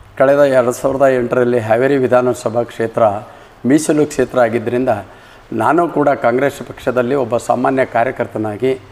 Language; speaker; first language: Kannada; non-native, local second language; Lambadi